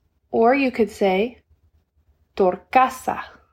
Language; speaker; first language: English; native; English